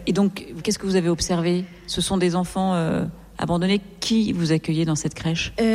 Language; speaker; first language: French; native; French